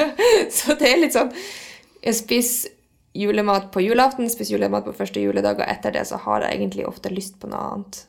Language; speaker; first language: Norwegian; native; Norwegian